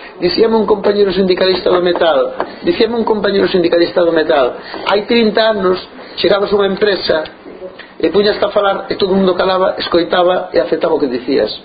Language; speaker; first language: Galician; native; Galician